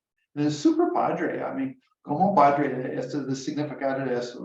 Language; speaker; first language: Spanish; non-native, learner; English